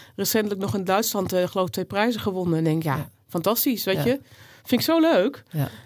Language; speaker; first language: Dutch; native; Dutch